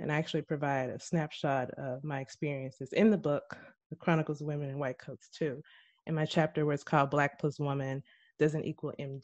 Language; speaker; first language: English; native; English